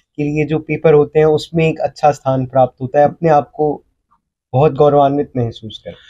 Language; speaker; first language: Hindi; native; Hindi